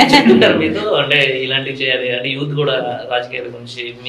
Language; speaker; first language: Telugu; native; Telugu